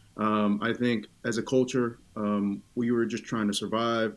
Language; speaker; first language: English; early bilingual, other home language; Tongan